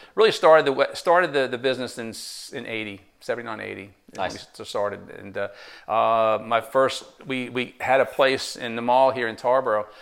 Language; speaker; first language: English; native; English